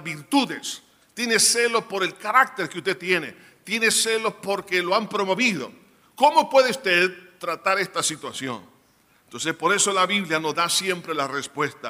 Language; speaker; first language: Spanish; native; Spanish